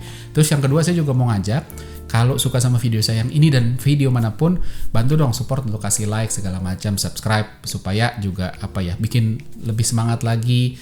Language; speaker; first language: Indonesian; native; Indonesian